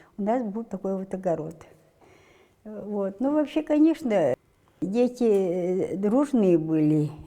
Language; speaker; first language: Russian; non-native, local second language; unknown